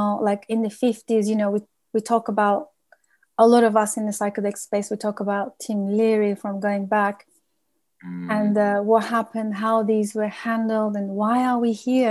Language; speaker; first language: English; native; English